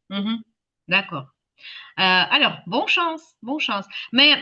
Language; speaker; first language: French; non-native, fluent; Ukrainian